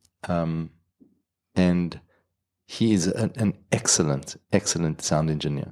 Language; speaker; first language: English; native; English